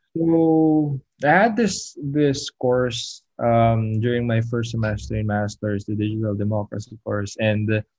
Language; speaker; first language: English; non-native, local second language; Filipino